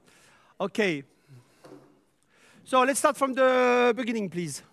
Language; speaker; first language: English; non-native, fluent; Armenian